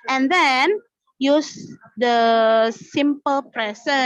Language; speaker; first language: English; non-native, learner; Indonesian